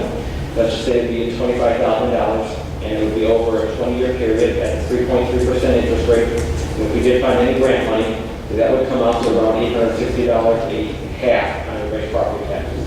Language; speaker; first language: English; native; English